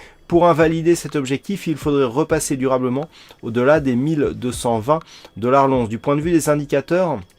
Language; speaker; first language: French; native; French